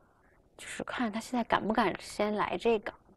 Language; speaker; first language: Chinese; native; Chinese